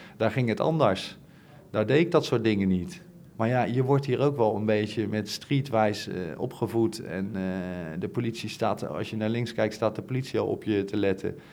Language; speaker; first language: Dutch; native; Dutch